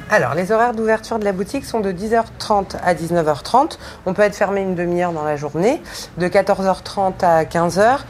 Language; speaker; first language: French; native; French